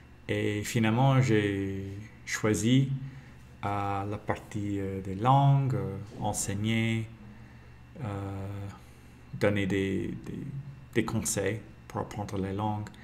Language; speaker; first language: French; non-native, fluent; English